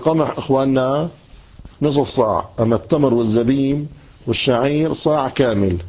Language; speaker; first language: Arabic; native; Arabic